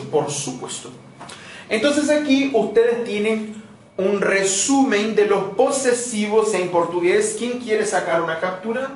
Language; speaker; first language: Spanish; non-native, fluent; Portuguese